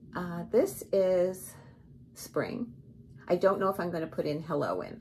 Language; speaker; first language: English; native; English